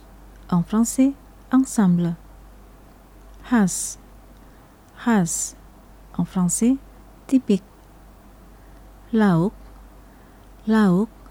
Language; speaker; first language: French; non-native, fluent; Indonesian